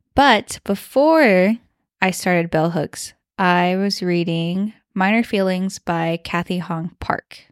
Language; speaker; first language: English; early bilingual, other home language; Chinese